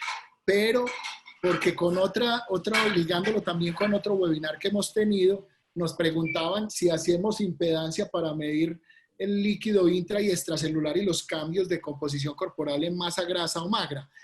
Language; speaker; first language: Spanish; native; Spanish